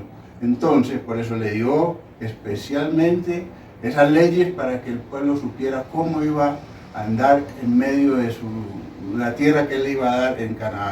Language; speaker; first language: Spanish; native; Spanish